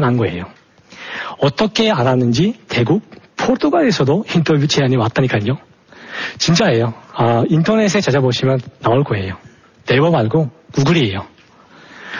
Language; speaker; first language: Korean; non-native, fluent; Tajik